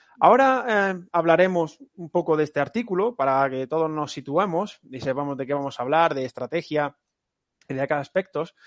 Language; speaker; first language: Spanish; native; Spanish